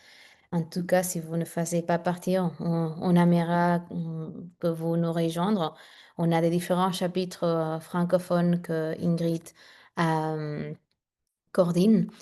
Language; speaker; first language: French; non-native, fluent; Spanish